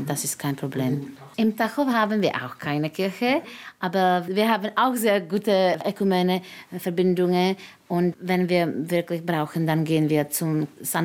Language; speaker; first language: German; non-native, fluent; Czech